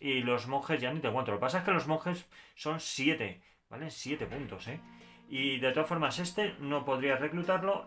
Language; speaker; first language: Spanish; native; Spanish